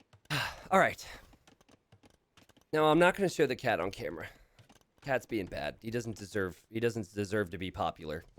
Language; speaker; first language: English; native; English